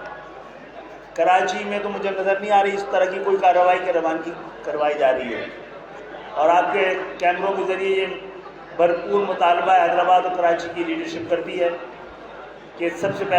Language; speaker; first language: Urdu; native; Urdu